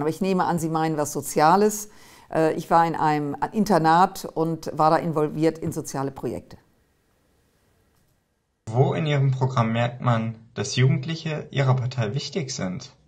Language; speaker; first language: German; native; German